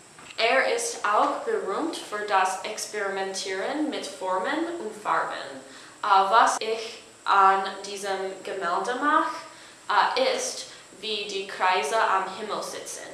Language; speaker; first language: German; non-native, learner; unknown